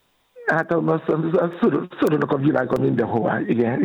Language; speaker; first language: Hungarian; non-native, fluent; Yoruba